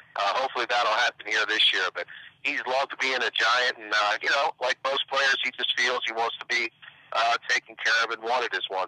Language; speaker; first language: English; native; English